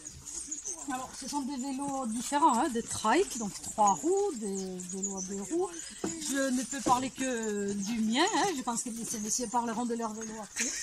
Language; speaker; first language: French; native; French